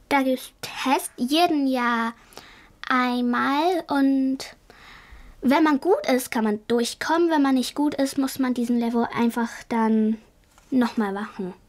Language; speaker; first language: German; early bilingual, other home language; Chinese